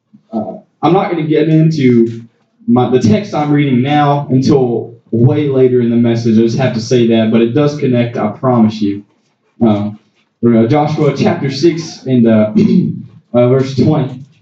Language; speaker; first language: English; native; English